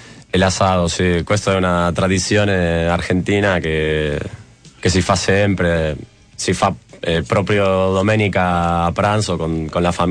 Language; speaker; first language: Italian; non-native, fluent; Spanish